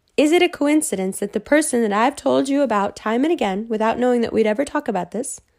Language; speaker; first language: English; early bilingual, other home language; Hindi